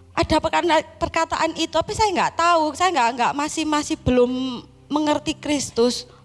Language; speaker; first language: Indonesian; non-native, local second language; Javanese